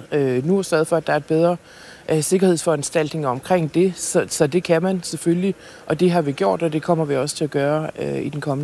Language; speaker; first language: Danish; native; Danish